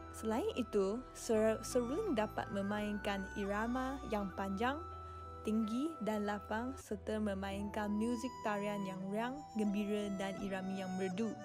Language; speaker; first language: Malay; non-native, local second language; Chinese